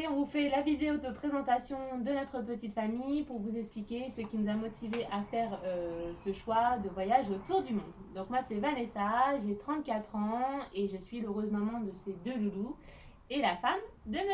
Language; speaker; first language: French; native; French